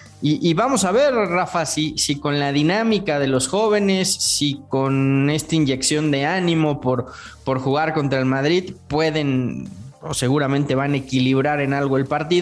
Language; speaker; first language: Spanish; native; Spanish